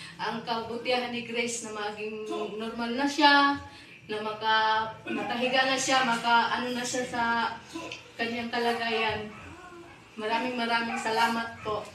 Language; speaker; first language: Filipino; native; Filipino